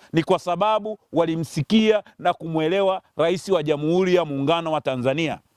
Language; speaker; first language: Swahili; native; Swahili